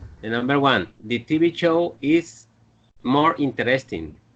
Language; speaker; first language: English; non-native, learner; Spanish